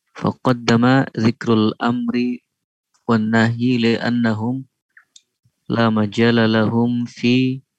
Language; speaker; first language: Arabic; non-native, learner; Indonesian